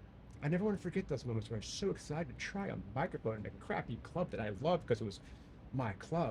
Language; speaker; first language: English; native; English